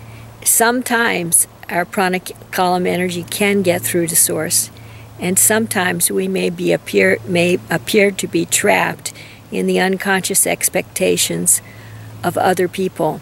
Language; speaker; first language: English; native; English